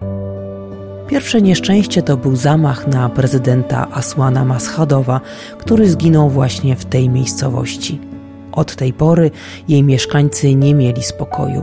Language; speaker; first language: Polish; native; Polish